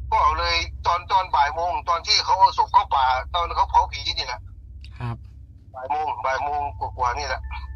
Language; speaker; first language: Thai; non-native, local second language; Northeastern Thai